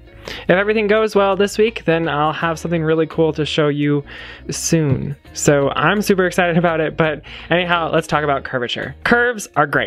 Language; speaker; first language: English; native; English